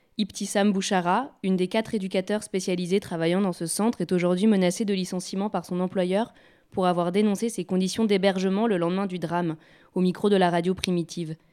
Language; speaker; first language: French; native; French